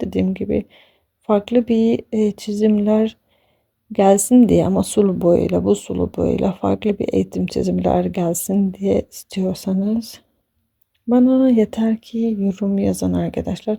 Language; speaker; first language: Turkish; non-native, fluent; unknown